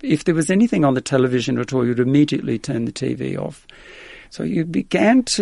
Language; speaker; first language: English; early bilingual, other home language; Dutch